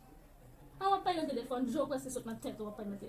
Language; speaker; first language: French; non-native, learner; Haitian Creole